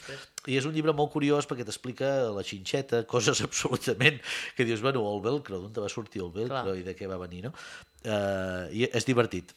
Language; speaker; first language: Catalan; native; Catalan